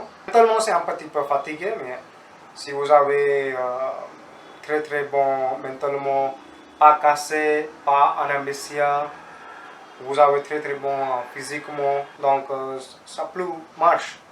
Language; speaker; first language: French; non-native, learner; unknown